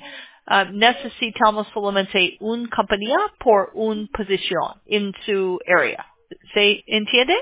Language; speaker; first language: Spanish; non-native, learner; English